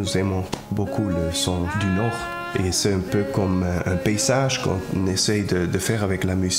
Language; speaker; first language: French; non-native, fluent; Spanish